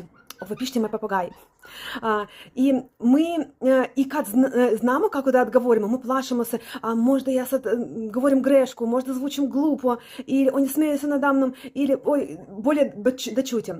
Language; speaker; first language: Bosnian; non-native, learner; Russian